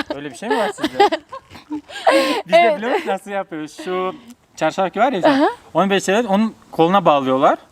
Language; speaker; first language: Turkish; early bilingual, heritage; Turkish